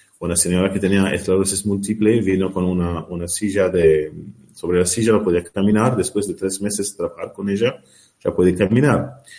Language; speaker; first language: Spanish; non-native, learner; Arabic